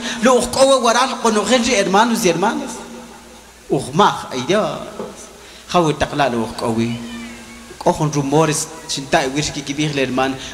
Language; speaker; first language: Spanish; non-native, local second language; Kʼicheʼ